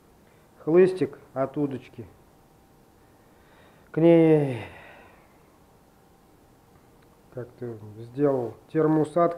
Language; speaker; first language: Russian; native; Russian